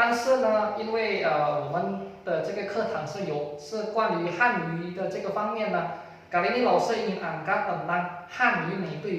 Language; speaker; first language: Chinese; non-native, fluent; Indonesian